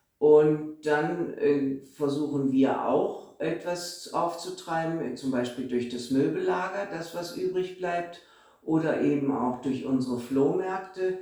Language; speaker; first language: German; native; German